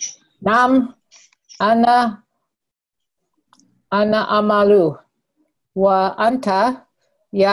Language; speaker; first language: Arabic; non-native, learner; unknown